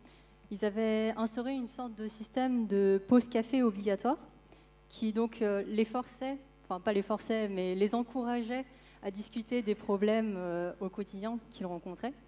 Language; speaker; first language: French; native; French